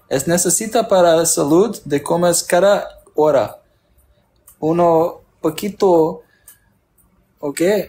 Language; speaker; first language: Spanish; non-native, learner; English